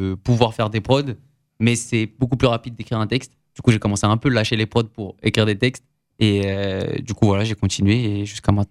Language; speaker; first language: French; native; French